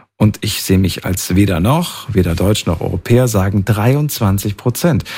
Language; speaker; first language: German; native; German